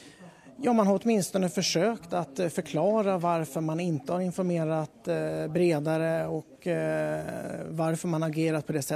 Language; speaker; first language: Swedish; native; Swedish